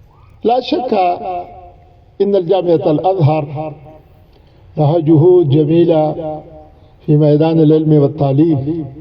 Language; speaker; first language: Arabic; non-native, fluent; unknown